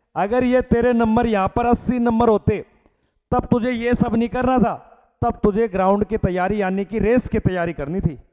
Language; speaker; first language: Hindi; native; Hindi